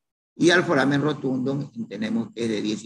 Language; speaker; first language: Spanish; native; Spanish